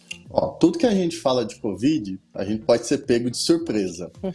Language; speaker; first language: Portuguese; native; Portuguese